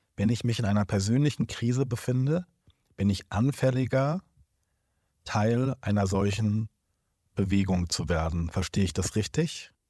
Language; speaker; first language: German; native; German